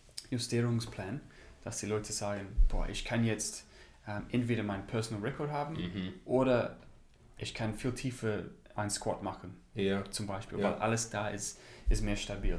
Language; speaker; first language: German; non-native, learner; English